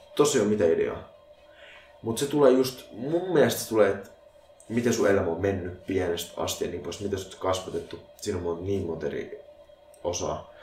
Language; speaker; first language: Finnish; early bilingual, other home language; Arabic